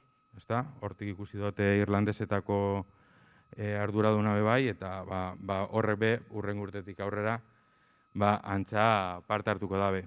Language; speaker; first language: Basque; native; Basque